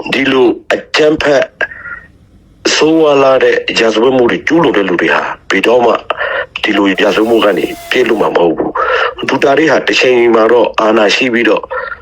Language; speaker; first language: Burmese; non-native, local second language; Rohingya